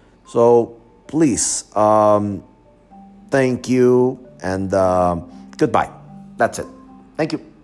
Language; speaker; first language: English; non-native, fluent; Spanish